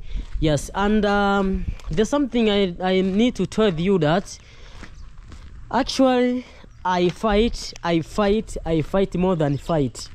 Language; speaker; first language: English; non-native, learner; Swahili